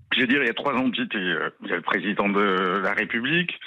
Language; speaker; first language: French; native; French